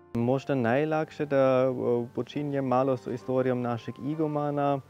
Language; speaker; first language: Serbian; non-native, fluent; German